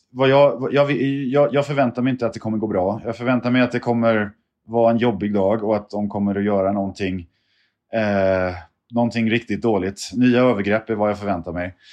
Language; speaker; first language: Swedish; native; Swedish